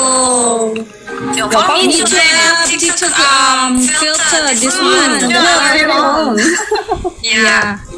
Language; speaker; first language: English; non-native, learner; Filipino